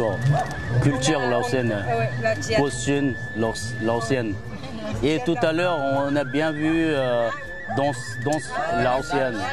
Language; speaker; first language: French; non-native, learner; Tibetan